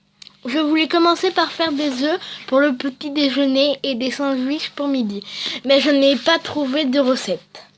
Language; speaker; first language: French; native; French